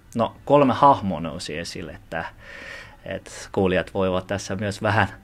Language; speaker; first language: Finnish; early bilingual, other home language; Chinese